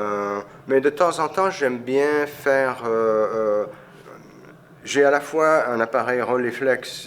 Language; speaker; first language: French; non-native, fluent; English